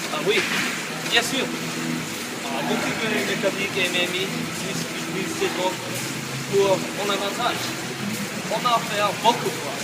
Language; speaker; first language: French; non-native, learner; English